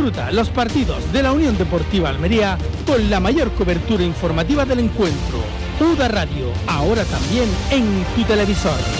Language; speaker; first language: Spanish; native; Spanish